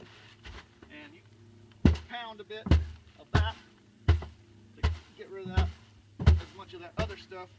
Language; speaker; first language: English; native; English